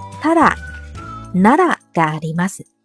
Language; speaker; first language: Japanese; non-native, fluent; Chinese